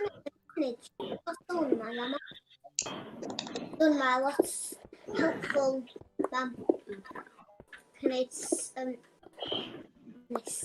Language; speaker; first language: Welsh; non-native, local second language; English